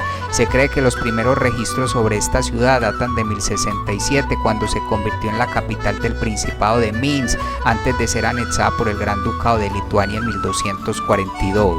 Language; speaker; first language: Spanish; native; Spanish